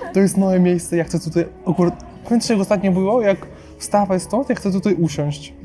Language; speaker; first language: Polish; non-native, fluent; Russian